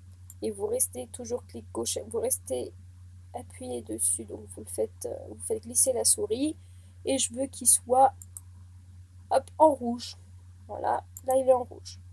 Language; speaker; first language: French; native; French